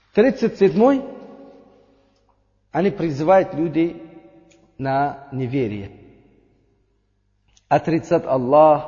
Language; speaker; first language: Russian; non-native, learner; Uzbek